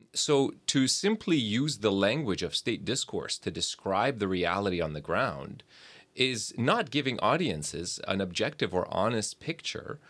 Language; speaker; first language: English; early bilingual, other home language; Arabic